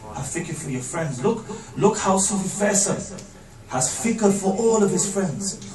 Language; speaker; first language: English; early bilingual, other home language; Punjabi